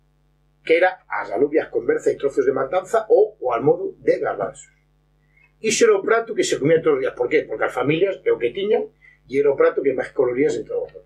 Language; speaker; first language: Spanish; non-native, local second language; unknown